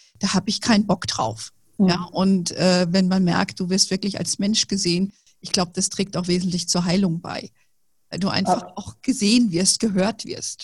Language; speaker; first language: German; native; German